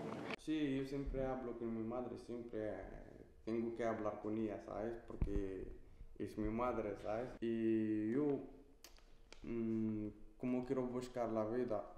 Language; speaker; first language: Spanish; non-native, learner; Arabic